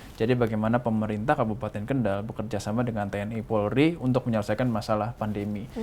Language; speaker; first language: Indonesian; native; Indonesian